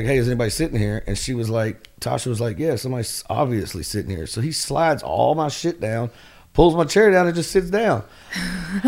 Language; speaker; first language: English; native; English